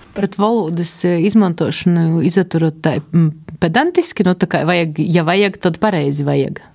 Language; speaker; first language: Latvian; native; Latvian